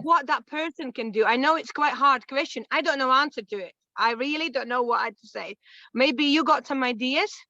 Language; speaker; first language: English; non-native, fluent; Latvian